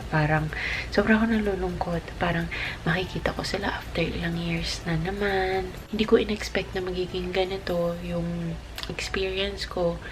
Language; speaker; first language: Filipino; non-native, local second language; Bikol